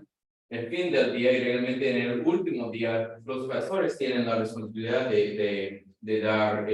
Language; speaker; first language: Spanish; non-native, fluent; English